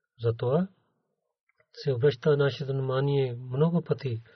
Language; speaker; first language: Bulgarian; non-native, learner; Urdu